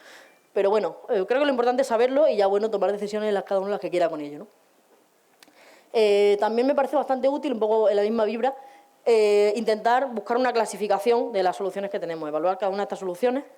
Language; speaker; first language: Spanish; native; Spanish